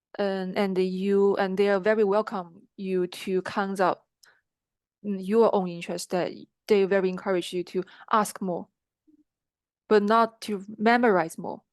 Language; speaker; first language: English; non-native, fluent; Chinese